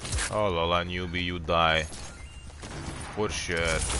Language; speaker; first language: English; non-native, learner; French